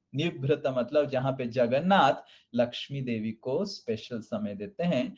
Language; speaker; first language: Hindi; non-native, local second language; Odia